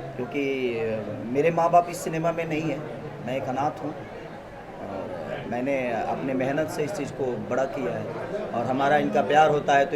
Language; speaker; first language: Hindi; non-native, local second language; Bhojpuri